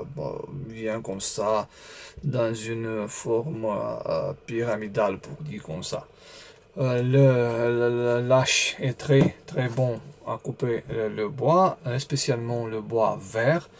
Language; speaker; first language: French; non-native, learner; Romanian